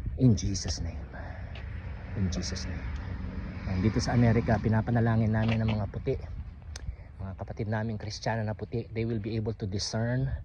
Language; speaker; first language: Filipino; native; Filipino